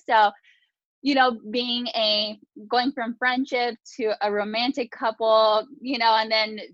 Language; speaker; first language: English; early bilingual, other home language; Japanese